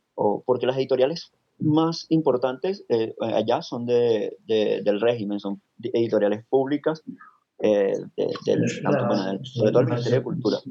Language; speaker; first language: Spanish; native; Spanish